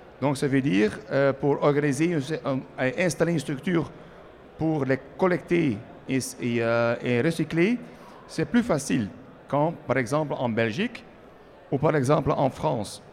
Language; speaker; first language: French; non-native, learner; Dutch